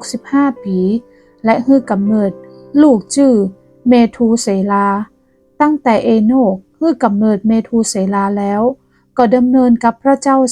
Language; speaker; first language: Thai; non-native, local second language; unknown